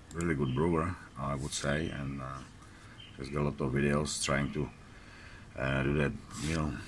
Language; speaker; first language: English; non-native, fluent; Czech